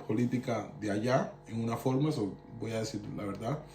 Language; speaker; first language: Spanish; early bilingual, heritage; Spanish